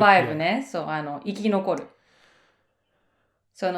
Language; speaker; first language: Japanese; native; Japanese